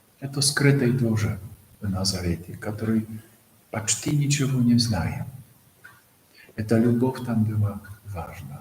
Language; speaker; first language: Russian; non-native, fluent; Polish